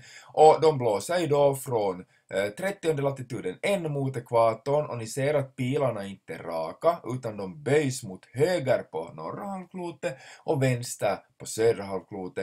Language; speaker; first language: Swedish; native; Swedish